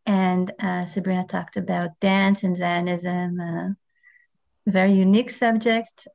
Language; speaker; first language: English; non-native, fluent; Hebrew